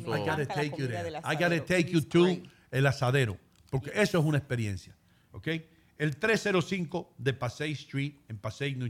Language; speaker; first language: Spanish; native; Spanish